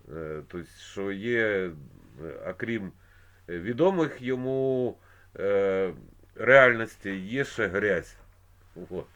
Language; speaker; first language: Ukrainian; non-native, local second language; Russian